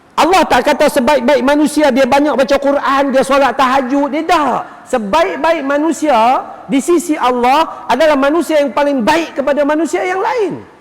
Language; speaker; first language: Malay; native; Malay